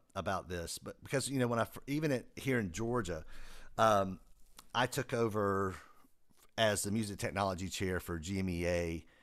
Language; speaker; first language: English; native; English